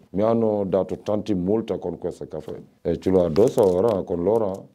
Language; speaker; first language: Italian; non-native, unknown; Wolof